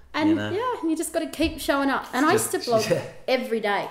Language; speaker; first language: English; native; English